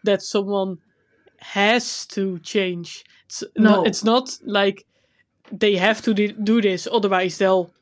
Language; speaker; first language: English; non-native, fluent; Dutch